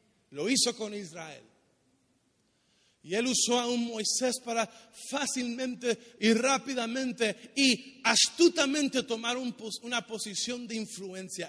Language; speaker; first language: Spanish; native; Spanish